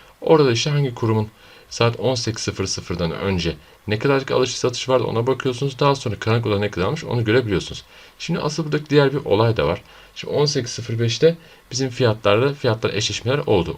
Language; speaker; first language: Turkish; native; Turkish